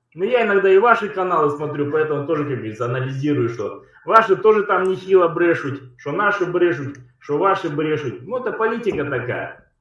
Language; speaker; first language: Russian; native; Russian